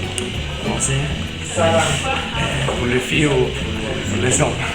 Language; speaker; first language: French; non-native, learner; Turkish